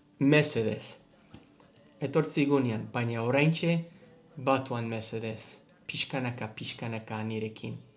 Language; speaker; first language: Basque; non-native, learner; English